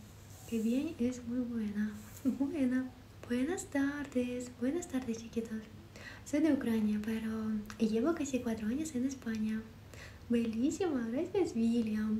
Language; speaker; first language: Spanish; non-native, learner; Ukrainian